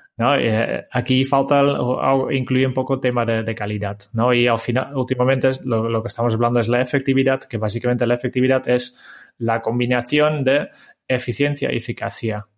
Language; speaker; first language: Spanish; non-native, fluent; Dutch